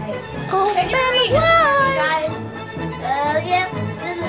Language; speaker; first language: English; native; English